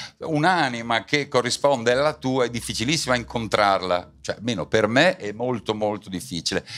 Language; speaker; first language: Italian; native; Italian